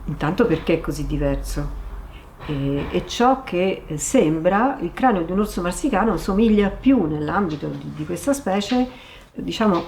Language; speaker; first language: Italian; native; Italian